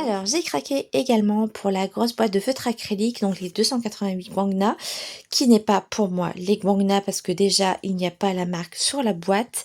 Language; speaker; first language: French; native; French